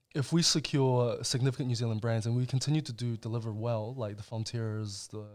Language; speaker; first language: English; native; English